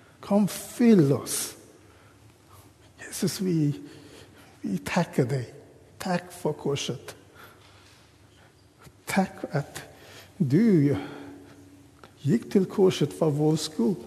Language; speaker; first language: Swedish; non-native, fluent; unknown